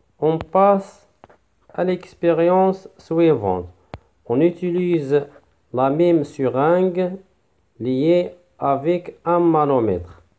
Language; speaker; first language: French; non-native, local second language; Arabic